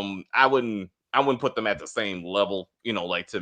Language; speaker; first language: English; native; English